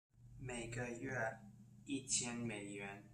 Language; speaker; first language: Chinese; non-native, learner; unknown